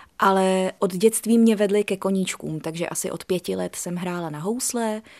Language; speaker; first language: Czech; native; Czech